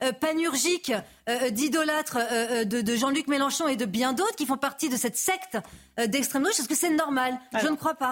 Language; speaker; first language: French; native; French